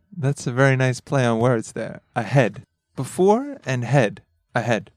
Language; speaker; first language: English; native; English